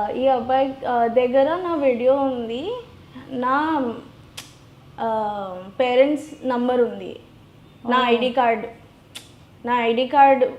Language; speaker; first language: Telugu; non-native, learner; Hindi